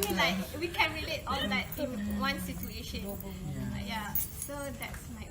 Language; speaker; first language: English; non-native, local second language; Malay